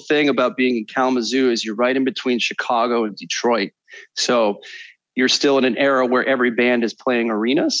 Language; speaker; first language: English; native; English